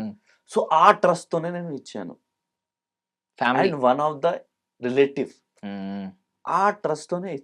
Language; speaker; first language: Telugu; non-native, local second language; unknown